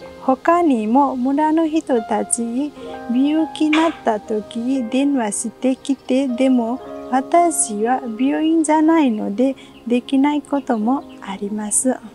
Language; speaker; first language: Japanese; non-native, learner; Nepali